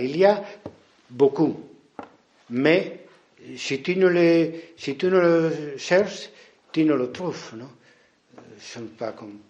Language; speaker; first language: French; non-native, fluent; Spanish